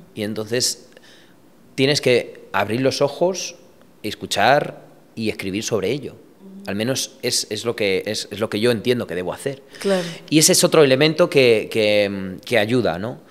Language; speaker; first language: Spanish; early bilingual, other home language; Romanian